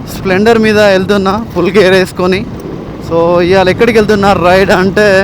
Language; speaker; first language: Telugu; non-native, local second language; Gondi